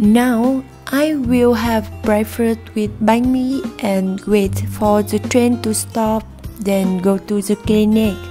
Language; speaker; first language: English; non-native, learner; Vietnamese